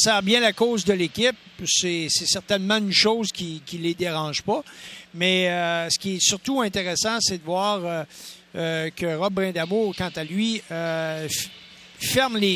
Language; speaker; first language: French; native; French